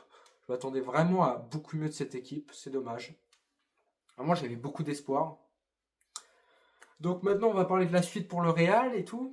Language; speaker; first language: French; native; French